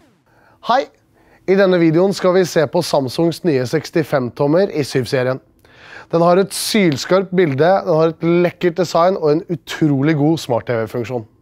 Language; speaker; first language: Norwegian; native; Norwegian